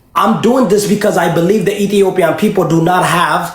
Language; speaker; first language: English; early bilingual, other home language; Amharic